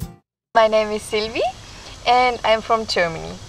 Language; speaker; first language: English; non-native, fluent; German